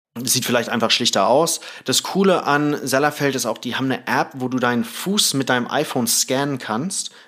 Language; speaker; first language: German; early bilingual, other home language; Thai